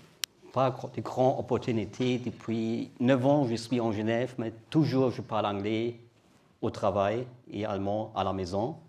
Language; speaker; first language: French; non-native, learner; German